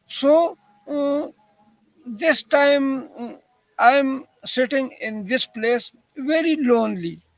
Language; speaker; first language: English; non-native, learner; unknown